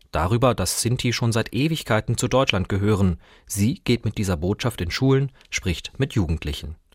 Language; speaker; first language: German; native; German